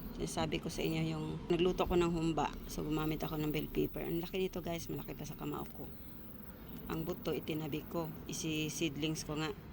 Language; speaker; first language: Filipino; non-native, local second language; Cebuano